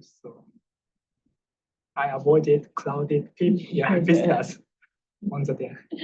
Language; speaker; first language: English; non-native, fluent; Japanese